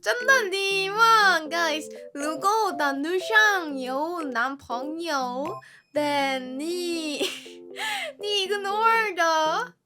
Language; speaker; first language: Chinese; non-native, learner; Korean